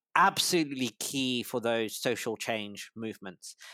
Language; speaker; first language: English; native; English